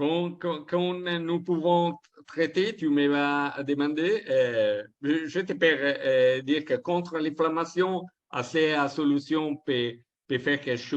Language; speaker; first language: French; non-native, learner; Italian